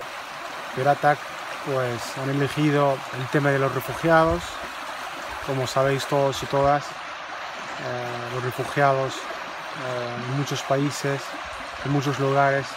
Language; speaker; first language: Spanish; non-native, fluent; Arabic